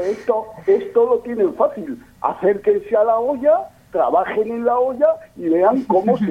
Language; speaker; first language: Spanish; native; Spanish